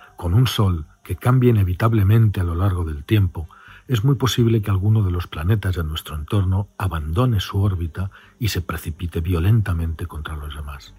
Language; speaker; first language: Spanish; native; Spanish